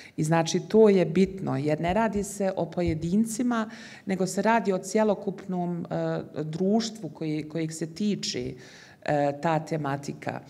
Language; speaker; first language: Bosnian; early bilingual, heritage; Bosnian